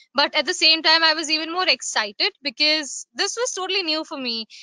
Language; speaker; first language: English; non-native, local second language; Gujarati